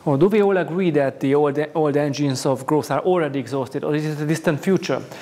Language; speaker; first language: English; non-native, fluent; Hungarian